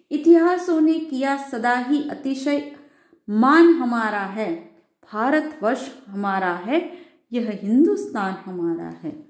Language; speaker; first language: Hindi; non-native, local second language; Gujarati